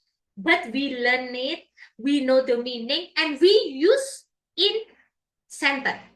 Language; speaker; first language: English; non-native, fluent; Indonesian